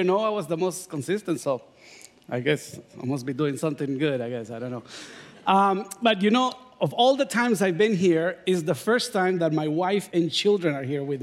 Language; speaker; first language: English; non-native, fluent; Spanish